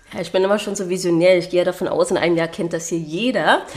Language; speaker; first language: German; native; German